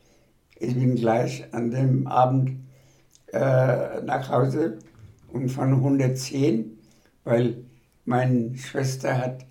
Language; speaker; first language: German; non-native, fluent; Bangla